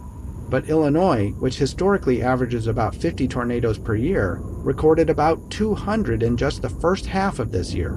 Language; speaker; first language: English; native; English